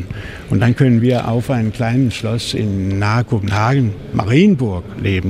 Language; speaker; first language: German; non-native, fluent; Danish